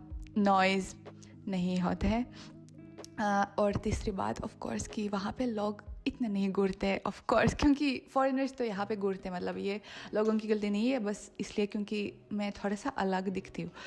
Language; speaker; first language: Hindi; non-native, fluent; Russian